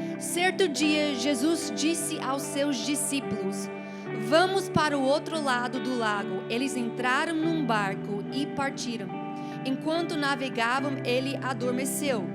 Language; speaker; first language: Portuguese; non-native, fluent; English